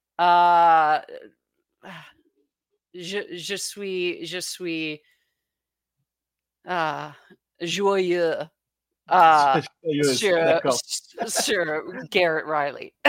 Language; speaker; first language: French; non-native, learner; English